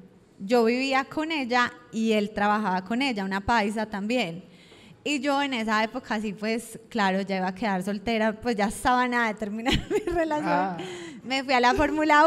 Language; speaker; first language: Spanish; native; Spanish